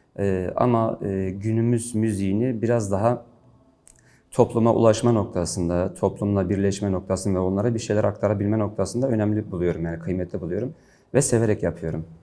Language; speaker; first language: Turkish; non-native, local second language; Kurdish